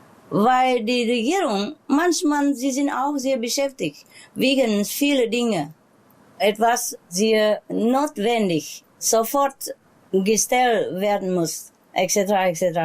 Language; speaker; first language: German; non-native, learner; Vietnamese